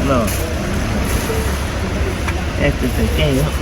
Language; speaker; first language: Spanish; non-native, learner; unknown